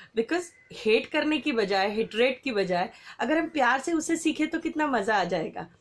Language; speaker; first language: Hindi; non-native, local second language; Marathi